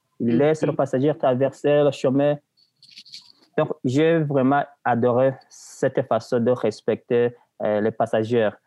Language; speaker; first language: French; non-native, local second language; Rundi